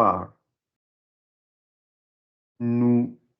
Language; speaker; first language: French; non-native, learner; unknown